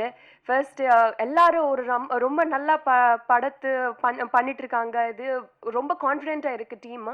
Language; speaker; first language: Tamil; non-native, fluent; Telugu